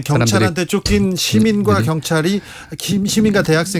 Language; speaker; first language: Korean; native; Korean